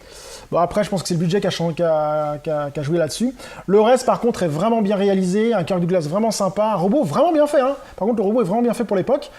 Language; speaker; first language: French; native; French